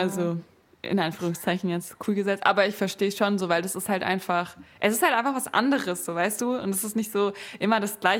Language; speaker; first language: German; native; German